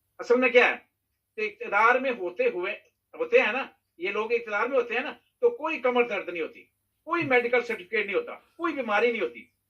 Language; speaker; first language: Urdu; non-native, local second language; Punjabi